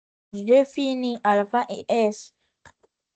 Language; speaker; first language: French; non-native, local second language; Arabic